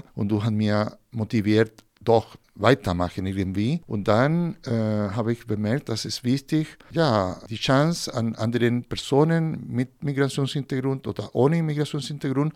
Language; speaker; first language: German; non-native, fluent; Spanish